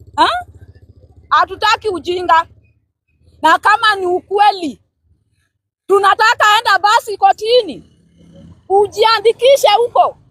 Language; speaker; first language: Swahili; non-native, local second language; Luo (Kenya and Tanzania)